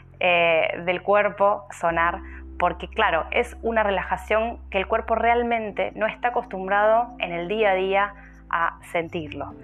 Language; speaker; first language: Spanish; native; Spanish